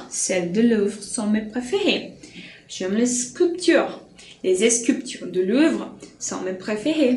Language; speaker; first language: French; non-native, fluent; Portuguese